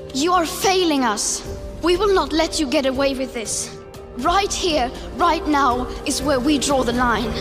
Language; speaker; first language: English; non-native, fluent; Norwegian